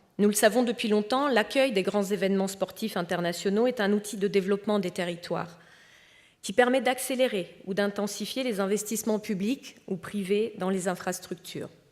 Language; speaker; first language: French; early bilingual, other home language; Romanian